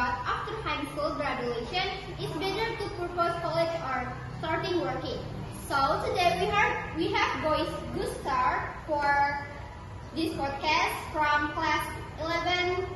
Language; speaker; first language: English; non-native, learner; Indonesian